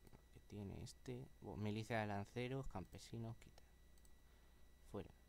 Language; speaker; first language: Spanish; native; Spanish